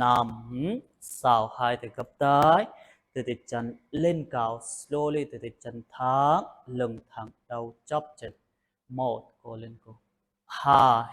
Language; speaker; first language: Vietnamese; non-native, learner; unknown